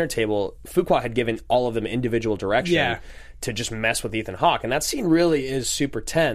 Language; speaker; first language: English; native; English